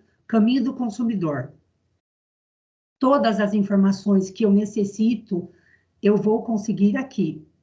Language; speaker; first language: Portuguese; native; Portuguese